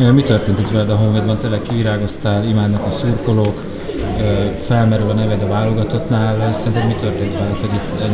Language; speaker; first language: Hungarian; native; Hungarian